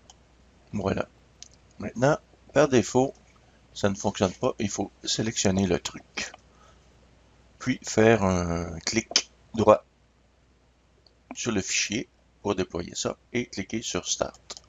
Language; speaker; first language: French; native; French